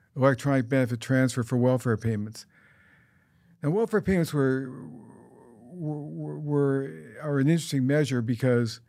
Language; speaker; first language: English; native; English